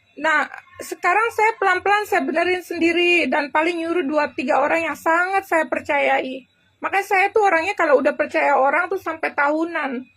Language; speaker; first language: Indonesian; native; Indonesian